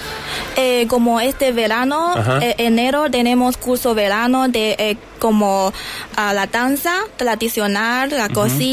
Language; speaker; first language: Spanish; non-native, learner; Chinese